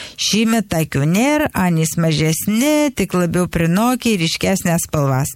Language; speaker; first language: Lithuanian; native; Lithuanian